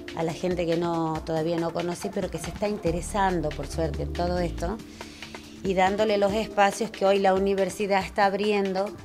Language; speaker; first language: Spanish; non-native, local second language; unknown